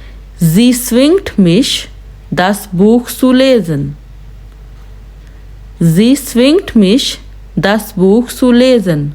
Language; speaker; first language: German; non-native, fluent; Urdu